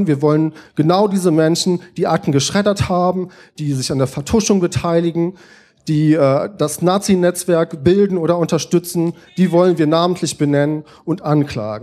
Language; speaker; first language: German; native; German